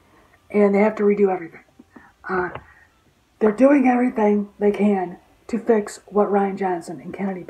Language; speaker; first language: English; native; English